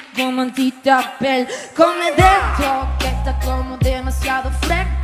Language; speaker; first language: Spanish; native; Spanish